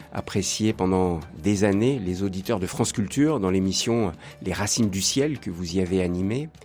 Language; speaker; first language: French; native; French